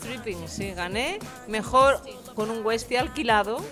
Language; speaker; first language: Spanish; native; Spanish